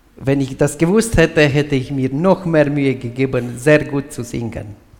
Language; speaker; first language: German; non-native, fluent; Romanian